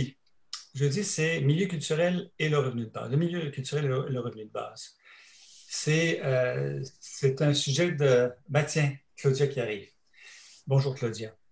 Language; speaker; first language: French; native; French